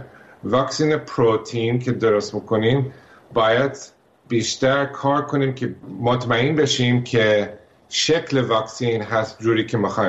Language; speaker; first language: Persian; early bilingual, heritage; Persian